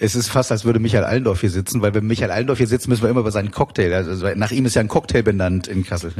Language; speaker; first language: German; native; German